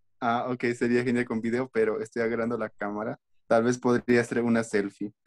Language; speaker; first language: Spanish; native; Spanish